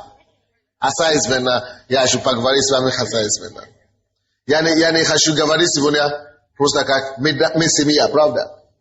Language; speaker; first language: Russian; non-native, fluent; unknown